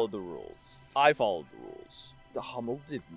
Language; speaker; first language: English; native; English